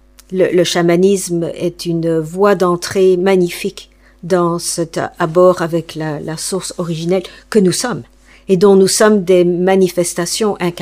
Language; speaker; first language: French; non-native, fluent; English